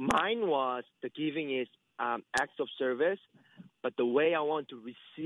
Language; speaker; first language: English; non-native, fluent; Korean